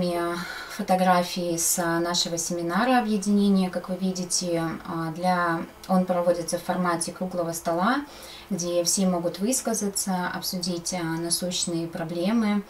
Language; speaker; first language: Russian; native; Russian